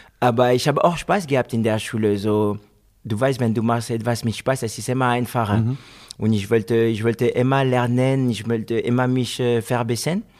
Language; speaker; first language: German; non-native, fluent; French